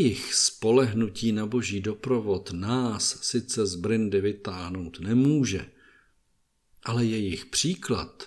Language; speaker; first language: Czech; native; Czech